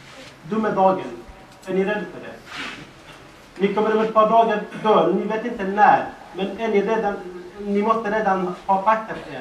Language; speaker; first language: Swedish; non-native, fluent; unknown